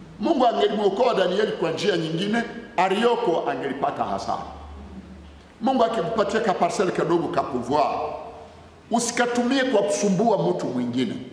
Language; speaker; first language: Swahili; native; Swahili